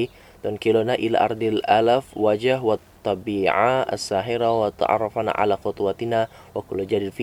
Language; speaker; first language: Arabic; non-native, fluent; Indonesian